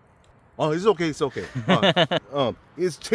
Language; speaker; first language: English; non-native, learner; Korean